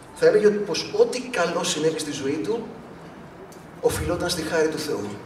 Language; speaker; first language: Greek; early bilingual, other home language; English